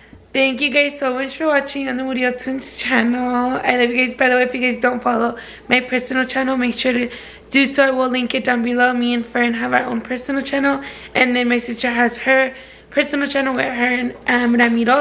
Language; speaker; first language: English; early bilingual, other home language; Spanish